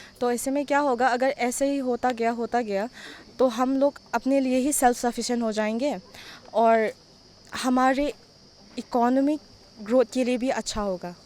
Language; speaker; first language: Hindi; non-native, local second language; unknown